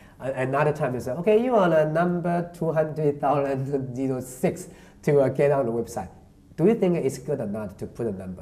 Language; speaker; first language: English; non-native, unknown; Chinese